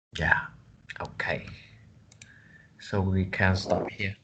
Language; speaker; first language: English; non-native, learner; Vietnamese